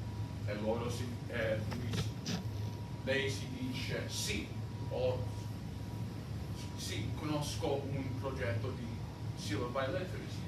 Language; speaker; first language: Italian; non-native, learner; English